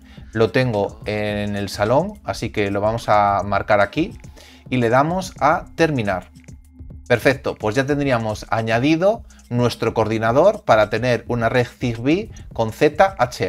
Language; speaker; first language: Spanish; native; Spanish